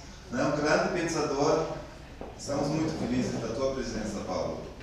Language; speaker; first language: Portuguese; non-native, fluent; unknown